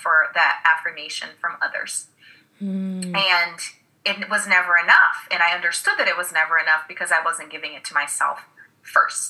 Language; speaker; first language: English; non-native, fluent; Portuguese